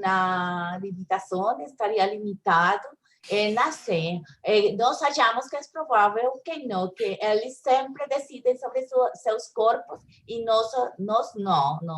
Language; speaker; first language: Portuguese; non-native, learner; Spanish